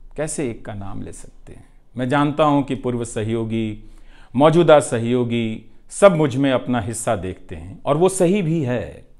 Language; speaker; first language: Hindi; non-native, local second language; Bhojpuri